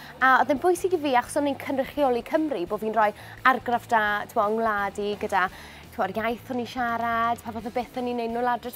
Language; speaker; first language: Welsh; non-native, local second language; English